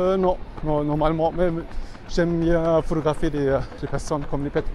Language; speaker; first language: French; non-native, fluent; German